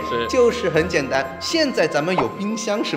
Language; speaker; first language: Chinese; native; Chinese